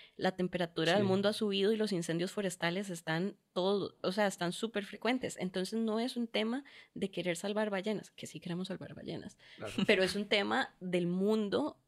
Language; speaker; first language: Spanish; native; Spanish